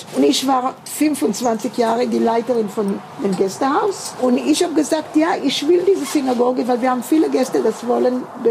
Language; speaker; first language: German; early bilingual, heritage; German